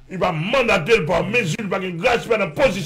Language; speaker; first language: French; non-native, local second language; Haitian Creole